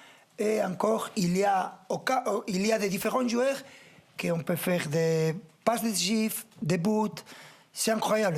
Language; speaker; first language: French; non-native, fluent; Spanish